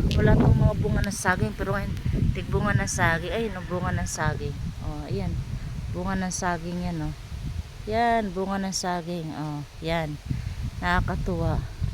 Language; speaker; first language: Filipino; non-native, local second language; Cebuano